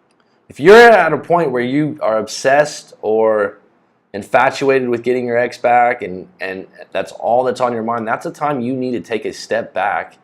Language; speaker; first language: English; native; English